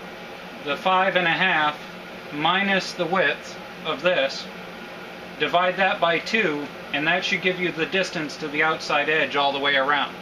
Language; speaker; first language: English; native; English